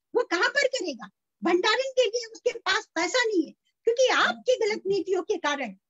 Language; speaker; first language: Hindi; native; Hindi